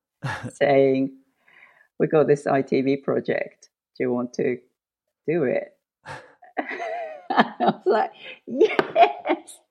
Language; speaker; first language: English; non-native, fluent; Japanese